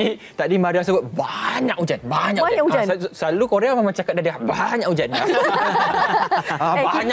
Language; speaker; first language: Malay; native; Malay